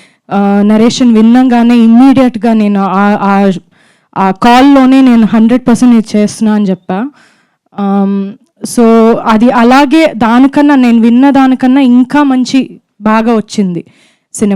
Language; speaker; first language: Telugu; non-native, fluent; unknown